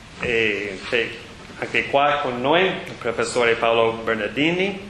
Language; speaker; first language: Italian; non-native, learner; English